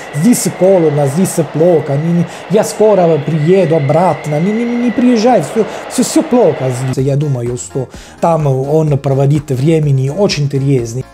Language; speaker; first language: Russian; non-native, learner; Italian